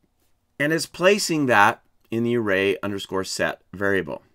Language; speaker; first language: English; native; English